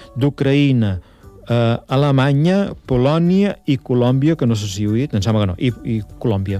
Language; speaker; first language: Catalan; native; Catalan